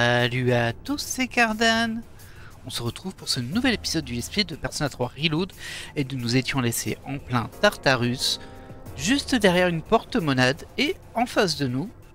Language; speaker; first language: French; native; French